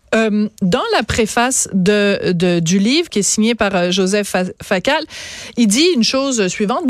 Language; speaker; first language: French; native; French